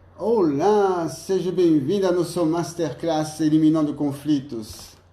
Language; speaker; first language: Portuguese; non-native, fluent; French